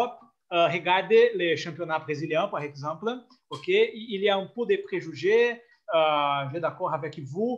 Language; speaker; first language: French; non-native, fluent; Portuguese